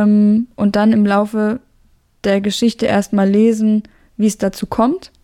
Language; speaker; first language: German; native; German